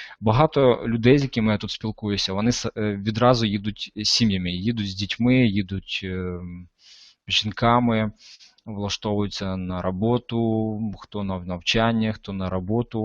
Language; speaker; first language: Ukrainian; non-native, local second language; Russian